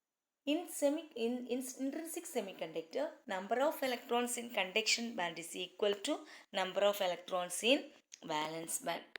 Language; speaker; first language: English; non-native, local second language; Tamil